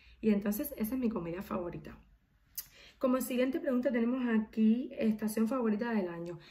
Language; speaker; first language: Spanish; native; Spanish